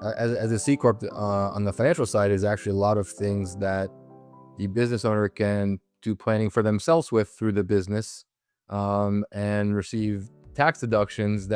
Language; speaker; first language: English; native; English